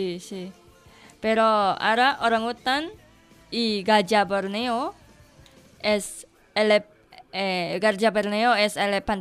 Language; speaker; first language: Catalan; non-native, learner; Indonesian